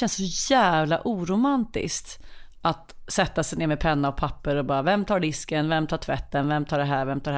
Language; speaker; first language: Swedish; native; Swedish